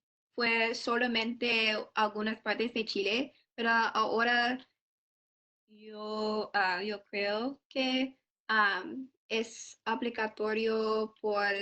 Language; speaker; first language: Spanish; non-native, learner; English